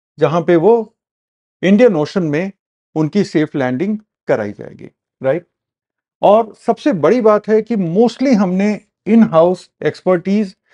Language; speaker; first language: Hindi; native; Hindi